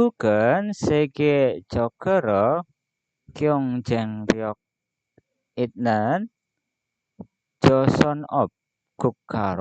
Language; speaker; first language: Korean; non-native, fluent; Indonesian